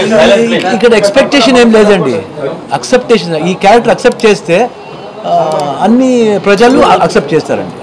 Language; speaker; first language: Telugu; non-native, learner; Kannada